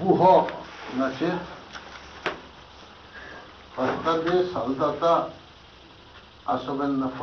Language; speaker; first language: Russian; non-native, learner; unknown